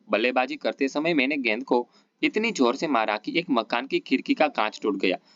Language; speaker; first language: Hindi; non-native, local second language; Gujarati